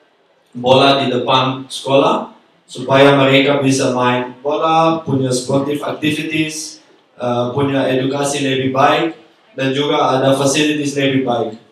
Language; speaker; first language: Indonesian; non-native, learner; Dutch